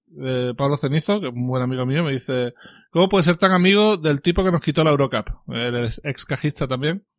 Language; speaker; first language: Spanish; native; Spanish